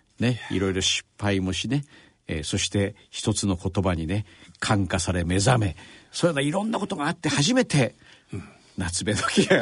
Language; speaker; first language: Japanese; native; Japanese